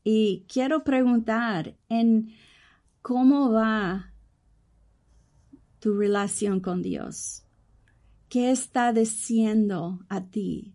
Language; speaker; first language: Spanish; early bilingual, heritage; English